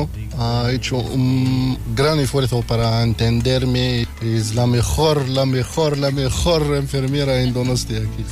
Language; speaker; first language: Spanish; non-native, learner; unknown